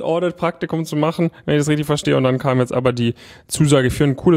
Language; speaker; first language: German; native; German